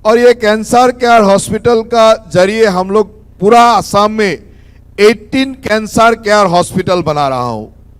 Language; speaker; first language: Hindi; non-native, local second language; Assamese